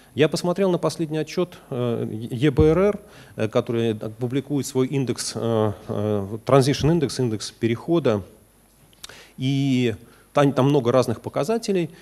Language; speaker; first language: Russian; native; Russian